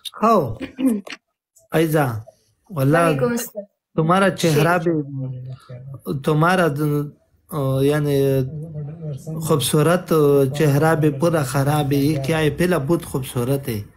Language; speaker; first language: Hindi; non-native, local second language; Pashto